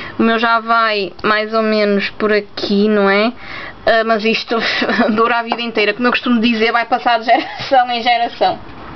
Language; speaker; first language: Portuguese; native; Portuguese